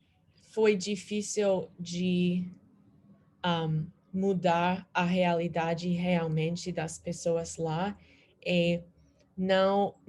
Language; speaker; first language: Portuguese; non-native, learner; English